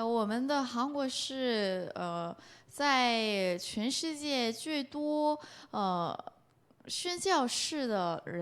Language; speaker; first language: Chinese; non-native, fluent; Korean